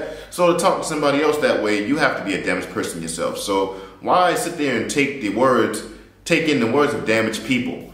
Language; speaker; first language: English; native; English